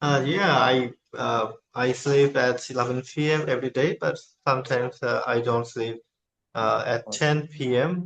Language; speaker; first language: English; non-native, learner; Bangla